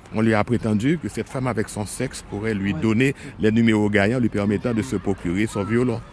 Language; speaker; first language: French; non-native, local second language; Haitian Creole